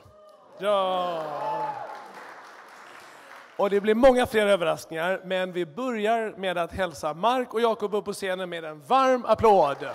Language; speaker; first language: Swedish; native; Swedish